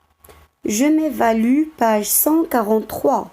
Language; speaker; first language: French; non-native, local second language; Arabic